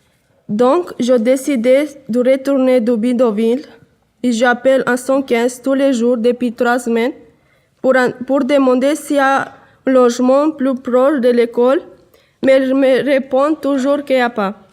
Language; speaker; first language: French; non-native, learner; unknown